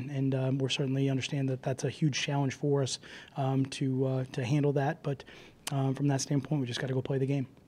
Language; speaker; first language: English; native; English